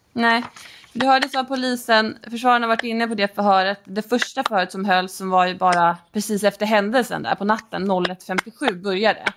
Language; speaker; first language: Swedish; native; Swedish